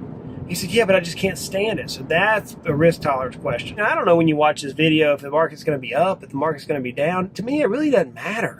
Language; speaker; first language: English; native; English